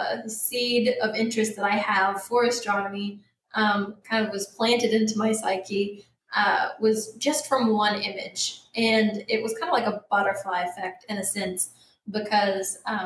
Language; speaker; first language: English; native; English